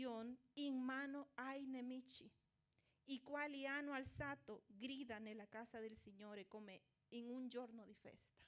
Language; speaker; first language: Italian; non-native, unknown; Portuguese